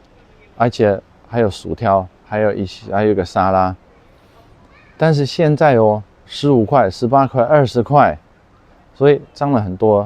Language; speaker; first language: Chinese; non-native, fluent; Dutch